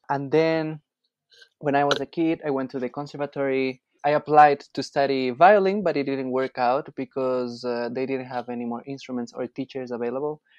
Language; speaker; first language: English; non-native, fluent; Spanish